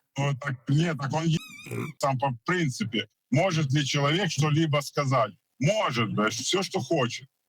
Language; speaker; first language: Russian; native; Russian